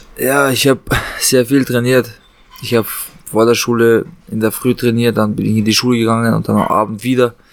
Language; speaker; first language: German; early bilingual, other home language; Chechen